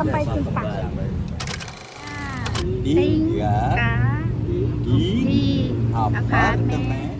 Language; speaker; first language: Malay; non-native, learner; Thai